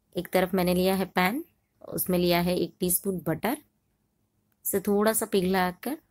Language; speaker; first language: Hindi; non-native, local second language; Marathi